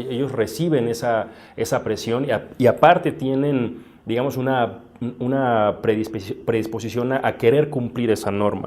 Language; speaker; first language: Spanish; native; Spanish